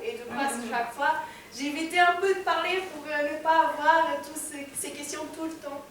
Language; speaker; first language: French; non-native, fluent; Portuguese